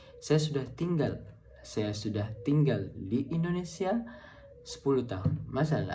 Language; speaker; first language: Indonesian; non-native, fluent; Arabic